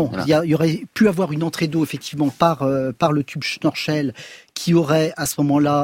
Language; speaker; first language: French; native; French